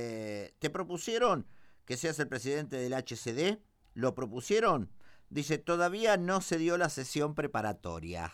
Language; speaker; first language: Spanish; native; Spanish